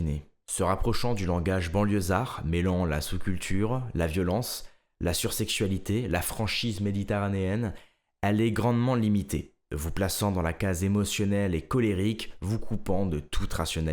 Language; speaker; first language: French; native; French